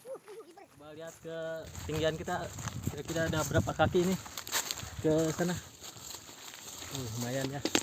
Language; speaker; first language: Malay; non-native, local second language; Sundanese